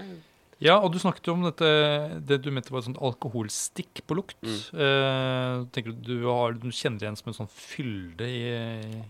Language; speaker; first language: Norwegian; native; Norwegian